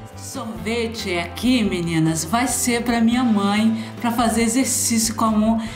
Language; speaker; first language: Portuguese; native; Portuguese